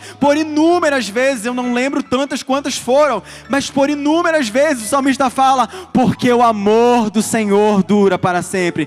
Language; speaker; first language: Portuguese; native; Portuguese